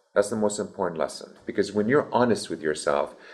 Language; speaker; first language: English; early bilingual, other home language; Persian